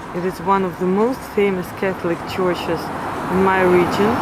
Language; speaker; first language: English; non-native, fluent; Russian